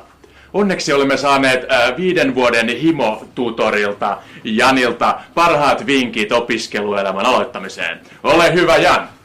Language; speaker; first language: Finnish; native; Finnish